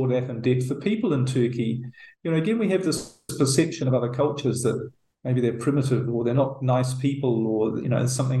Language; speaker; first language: English; native; English